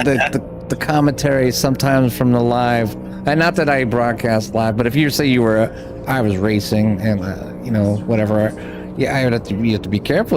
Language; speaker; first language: English; native; English